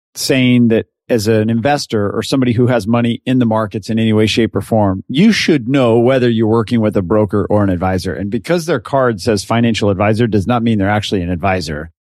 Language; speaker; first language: English; native; English